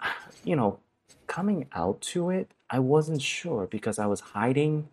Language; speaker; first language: English; early bilingual, other home language; Cantonese